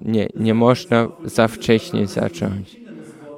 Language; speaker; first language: Polish; early bilingual, heritage; Polish